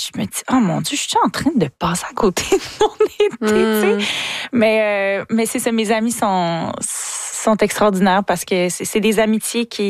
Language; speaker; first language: French; native; French